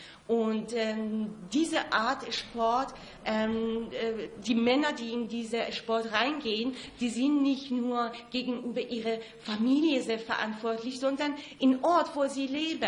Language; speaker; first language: German; non-native, fluent; Persian